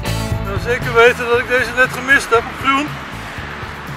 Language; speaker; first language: Dutch; native; Dutch